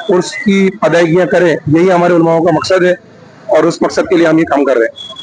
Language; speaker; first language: Urdu; native; Urdu